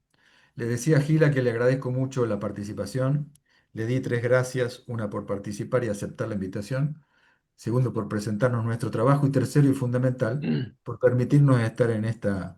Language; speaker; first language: Spanish; native; Spanish